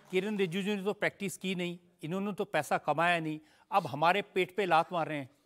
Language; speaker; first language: Hindi; native; Hindi